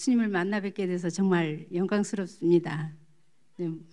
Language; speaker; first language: Korean; native; Korean